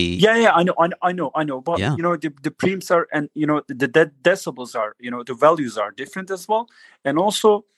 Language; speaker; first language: English; non-native, fluent; Turkish